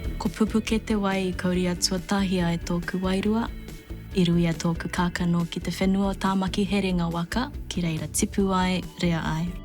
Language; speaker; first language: Māori; non-native, local second language; Chinese